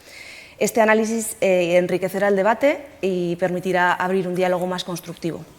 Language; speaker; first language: Spanish; native; Spanish